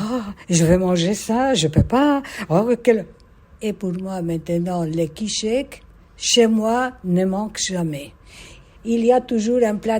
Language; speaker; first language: French; non-native, fluent; Spanish